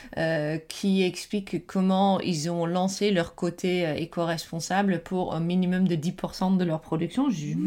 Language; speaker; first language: French; non-native, fluent; Dutch